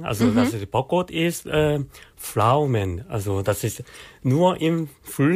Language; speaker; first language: German; non-native, learner; Korean